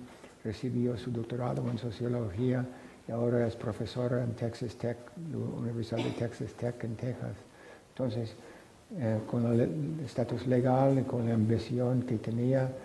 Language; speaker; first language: Spanish; non-native, fluent; English